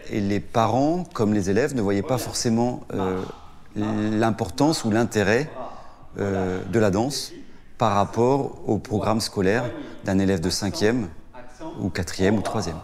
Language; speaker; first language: French; native; French